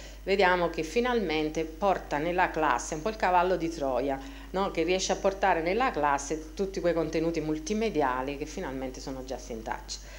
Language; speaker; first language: Italian; native; Italian